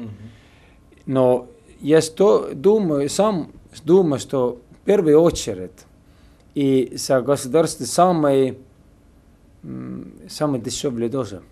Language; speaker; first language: Russian; non-native, learner; Estonian